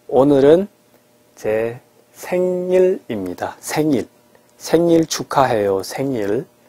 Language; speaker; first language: Korean; non-native, fluent; Chinese